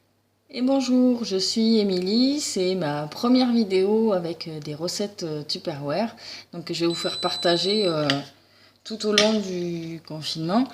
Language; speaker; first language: French; native; French